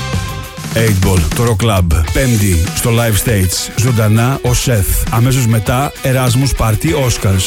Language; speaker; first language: Greek; native; Greek